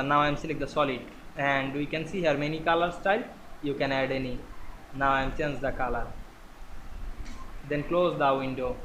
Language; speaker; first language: English; non-native, learner; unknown